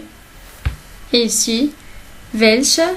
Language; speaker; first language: French; non-native, local second language; Arabic